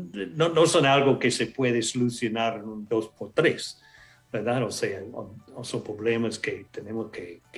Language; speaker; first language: Spanish; non-native, fluent; English